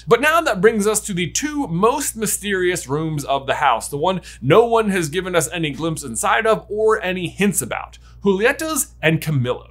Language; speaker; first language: English; native; English